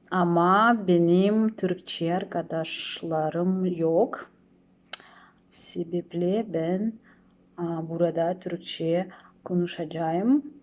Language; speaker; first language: Turkish; non-native, learner; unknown